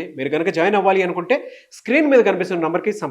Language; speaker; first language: Telugu; native; Telugu